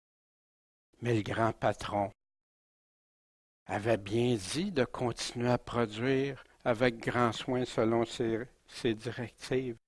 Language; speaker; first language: French; native; French